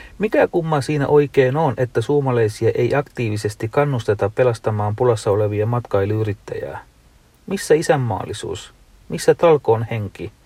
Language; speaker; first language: Finnish; non-native, fluent; Tamil